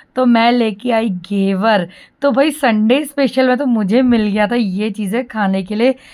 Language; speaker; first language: Hindi; native; Hindi